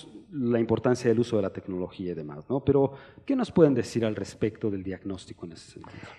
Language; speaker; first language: Spanish; native; Spanish